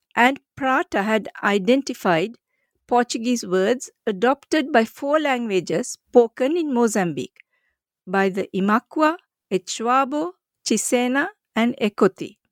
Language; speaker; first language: English; non-native, local second language; Sinhala